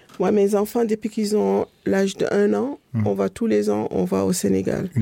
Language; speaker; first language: French; non-native, local second language; Fula